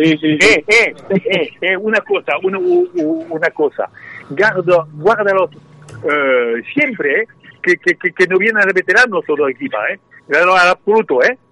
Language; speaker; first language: Spanish; non-native, learner; French